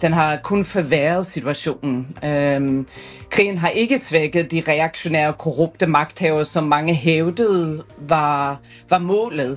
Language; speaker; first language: Danish; non-native, fluent; Persian